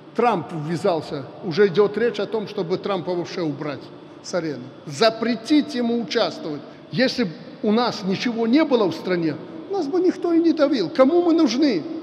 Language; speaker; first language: Russian; non-native, local second language; Belarusian